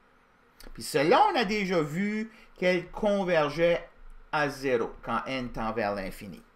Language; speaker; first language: French; native; French